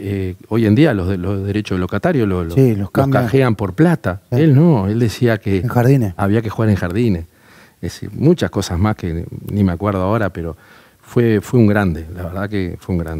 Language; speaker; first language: Spanish; native; Spanish